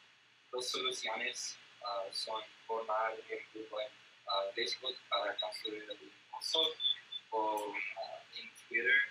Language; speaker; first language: Spanish; non-native, learner; English